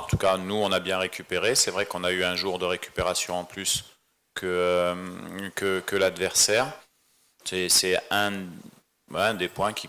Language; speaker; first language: French; native; French